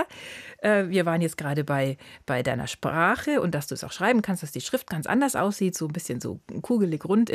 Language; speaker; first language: German; native; German